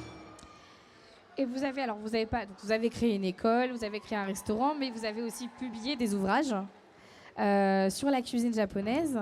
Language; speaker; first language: French; native; French